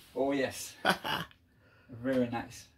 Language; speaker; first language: English; non-native, learner; French